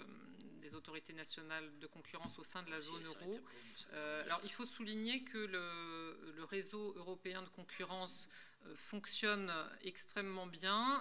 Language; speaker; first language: French; native; French